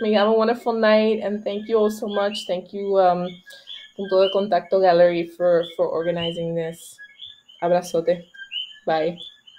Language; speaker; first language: English; non-native, local second language; Spanish